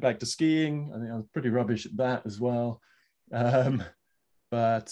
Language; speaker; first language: English; native; English